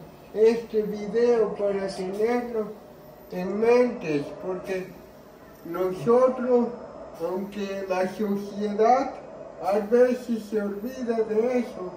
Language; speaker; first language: Spanish; early bilingual, heritage; Spanish